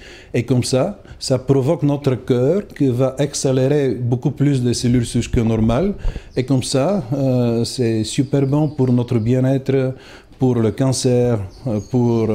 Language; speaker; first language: French; non-native, learner; Bulgarian